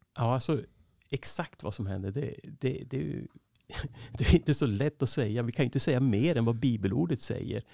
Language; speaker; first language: Swedish; native; Swedish